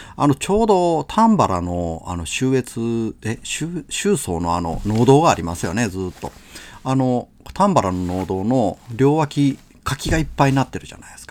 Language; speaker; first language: Japanese; native; Japanese